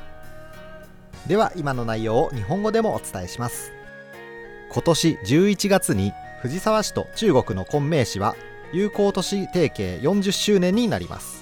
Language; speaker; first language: Japanese; native; Japanese